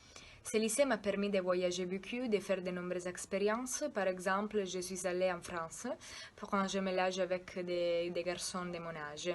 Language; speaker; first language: French; non-native, learner; Italian